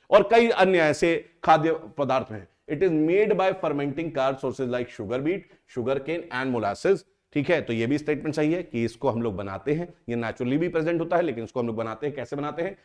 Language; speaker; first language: Hindi; native; Hindi